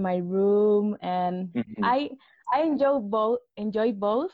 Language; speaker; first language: English; non-native, learner; Spanish